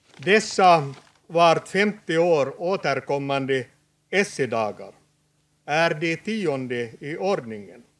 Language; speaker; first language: Swedish; native; Swedish